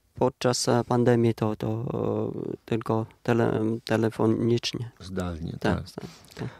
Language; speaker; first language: Polish; non-native, learner; Vietnamese